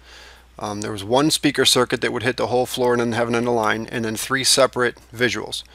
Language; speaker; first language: English; native; English